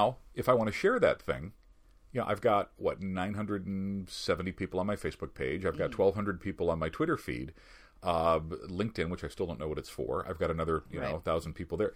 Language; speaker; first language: English; native; English